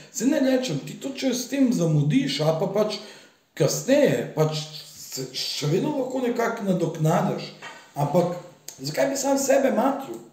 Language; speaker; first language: Slovenian; early bilingual, other home language; Bosnian